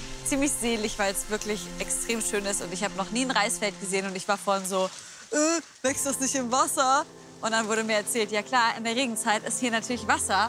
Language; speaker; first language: German; native; German